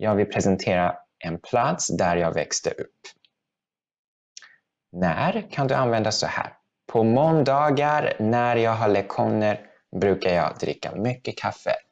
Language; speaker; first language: Swedish; non-native, fluent; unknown